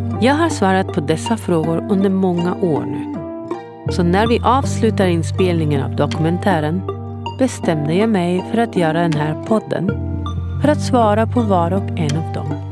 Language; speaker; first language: Swedish; non-native, fluent; Spanish